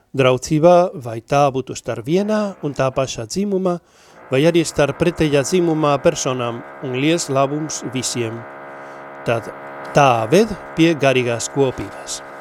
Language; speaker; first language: Latvian; non-native, learner; Spanish